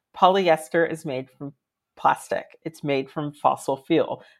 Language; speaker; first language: English; native; English